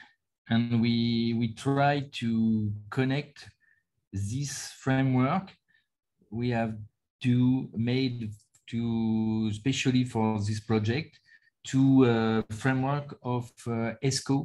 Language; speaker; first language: English; non-native, learner; French